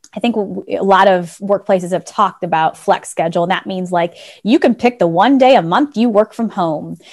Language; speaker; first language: English; native; English